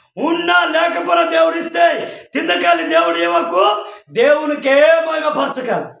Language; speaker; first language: Telugu; non-native, local second language; Koya